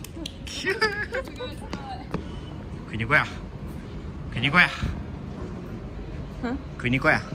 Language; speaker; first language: Japanese; native; Japanese